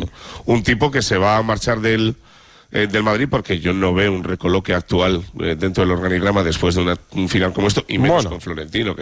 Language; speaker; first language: Spanish; native; Spanish